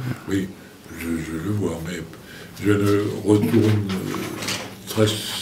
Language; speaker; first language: French; non-native, fluent; Swedish